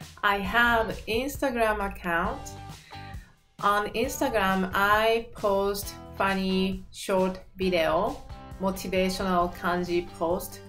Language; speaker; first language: English; non-native, fluent; Japanese